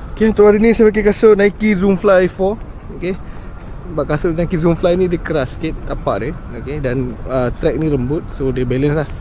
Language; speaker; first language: Malay; native; Malay